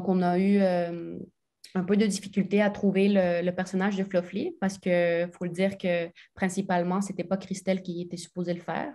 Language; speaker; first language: French; native; French